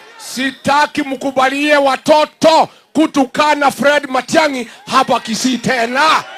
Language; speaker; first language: Swahili; non-native, local second language; Kikuyu